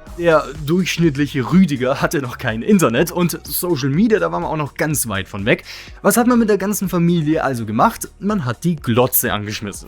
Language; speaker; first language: German; native; German